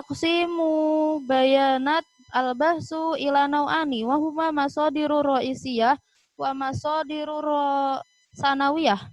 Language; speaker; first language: Arabic; non-native, learner; Indonesian